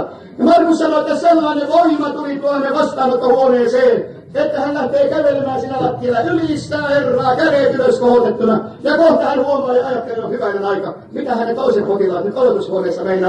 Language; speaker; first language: Finnish; native; Finnish